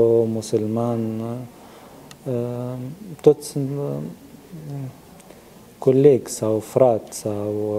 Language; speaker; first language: Romanian; non-native, learner; Arabic